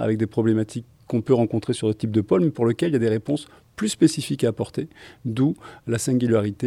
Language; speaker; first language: French; native; French